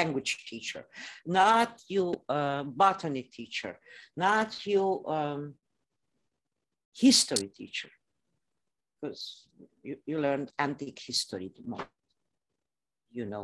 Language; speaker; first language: English; non-native, fluent; Romanian